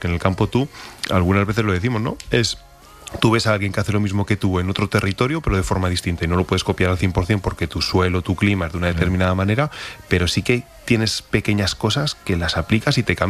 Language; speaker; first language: Spanish; native; Spanish